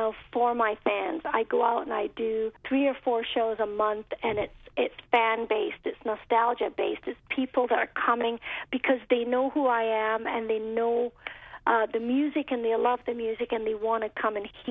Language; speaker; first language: English; native; English